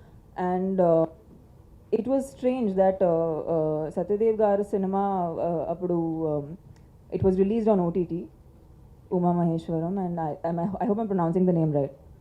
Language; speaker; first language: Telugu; non-native, local second language; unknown